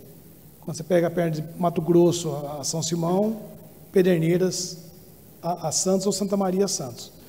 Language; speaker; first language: Portuguese; native; Portuguese